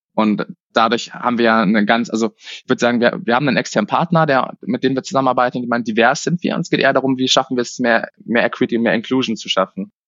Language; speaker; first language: German; native; German